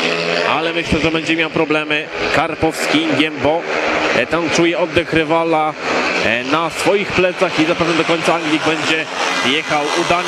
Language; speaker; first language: Polish; native; Polish